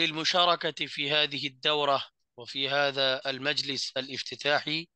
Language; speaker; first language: Arabic; non-native, fluent; Bangla